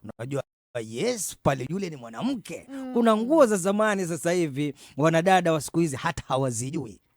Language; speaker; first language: Swahili; native; Swahili